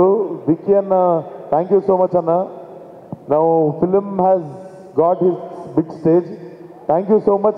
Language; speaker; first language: Telugu; native; Telugu